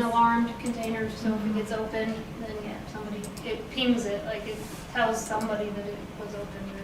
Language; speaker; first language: English; native; English